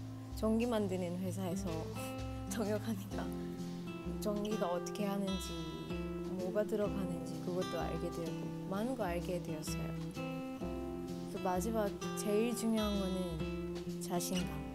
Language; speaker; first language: Korean; non-native, fluent; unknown